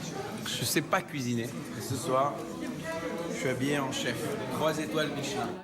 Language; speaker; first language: French; native; French